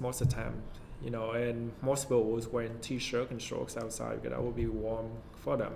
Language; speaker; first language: English; non-native, fluent; Vietnamese